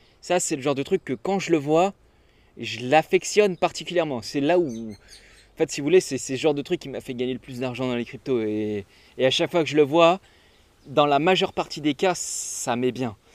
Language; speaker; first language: French; native; French